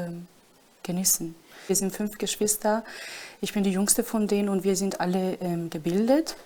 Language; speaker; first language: German; non-native, fluent; Romany